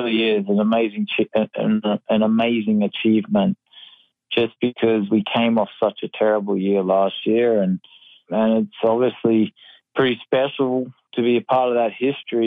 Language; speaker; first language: English; native; English